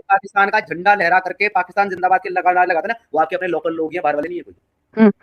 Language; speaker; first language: Urdu; native; Urdu